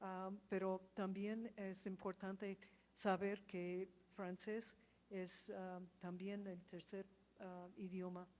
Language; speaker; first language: Spanish; non-native, fluent; English